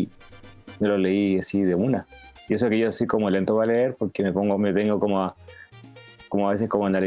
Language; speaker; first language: Spanish; native; Spanish